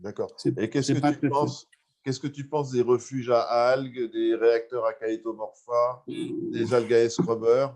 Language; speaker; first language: French; native; French